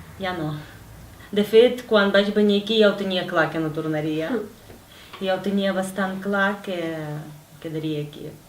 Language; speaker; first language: Catalan; early bilingual, other home language; Russian